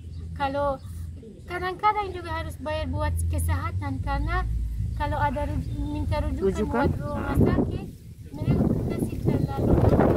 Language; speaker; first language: Indonesian; non-native, learner; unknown